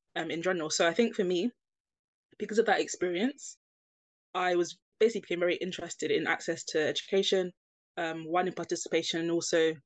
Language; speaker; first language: English; native; English